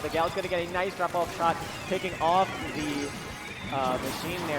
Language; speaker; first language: English; native; English